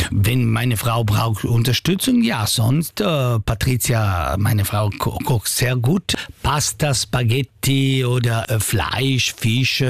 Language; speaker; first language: German; non-native, learner; Italian